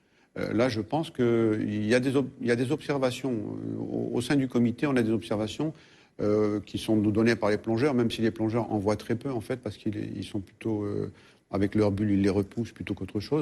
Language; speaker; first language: French; native; French